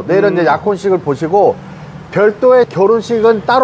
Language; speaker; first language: Korean; native; Korean